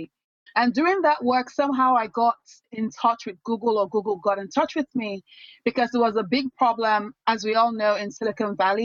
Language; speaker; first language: English; non-native, local second language; Yoruba